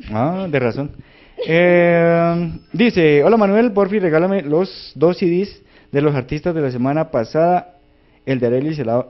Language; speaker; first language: Spanish; native; Spanish